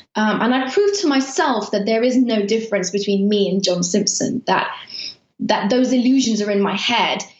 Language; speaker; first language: English; early bilingual, other home language; Persian